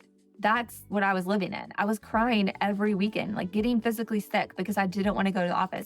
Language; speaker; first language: English; native; English